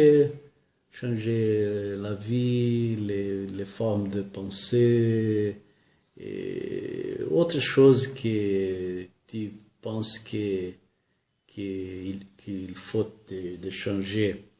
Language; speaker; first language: French; non-native, learner; Portuguese